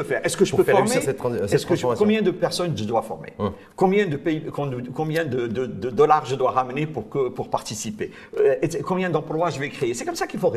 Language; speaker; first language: French; non-native, local second language; Arabic